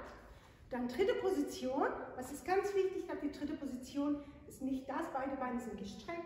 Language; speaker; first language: German; non-native, fluent; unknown